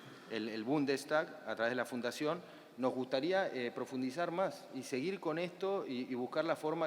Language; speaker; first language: Spanish; native; Spanish